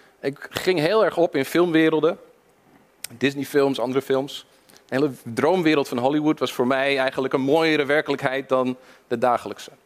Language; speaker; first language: Dutch; early bilingual, other home language; English